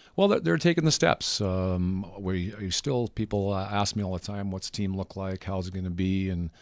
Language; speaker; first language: English; native; English